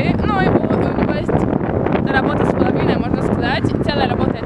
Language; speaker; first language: Russian; early bilingual, heritage; Russian